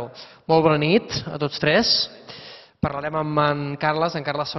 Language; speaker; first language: Catalan; native; Catalan